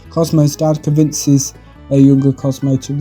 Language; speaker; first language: English; native; English